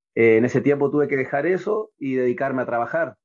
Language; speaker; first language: Spanish; native; Spanish